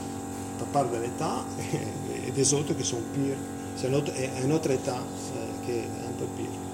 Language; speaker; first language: French; non-native, fluent; Italian